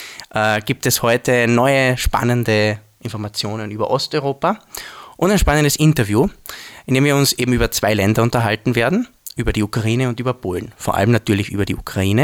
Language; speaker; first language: German; native; German